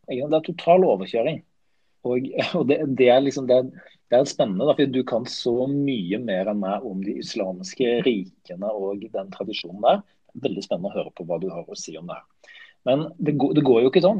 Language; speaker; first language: Norwegian; native; Norwegian